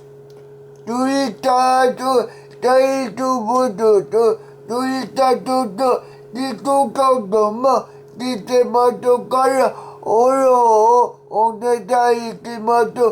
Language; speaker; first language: Japanese; non-native, learner; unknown